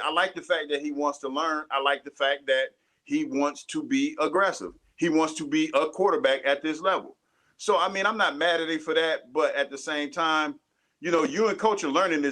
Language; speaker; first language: English; native; English